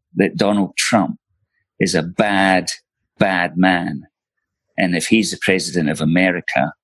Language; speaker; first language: English; native; English